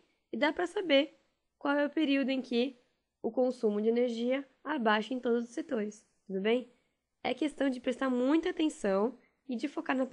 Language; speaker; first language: Portuguese; native; Portuguese